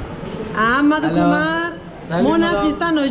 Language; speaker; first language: French; non-native, fluent; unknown